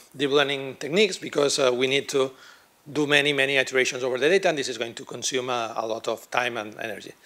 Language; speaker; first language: English; non-native, fluent; Catalan